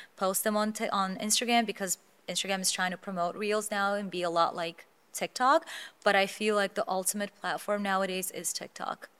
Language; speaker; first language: English; non-native, fluent; Azerbaijani